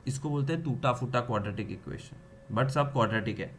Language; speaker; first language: Hindi; non-native, local second language; Gujarati